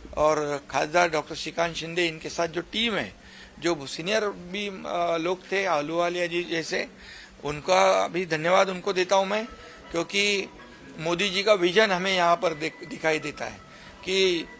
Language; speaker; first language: Hindi; non-native, local second language; Marathi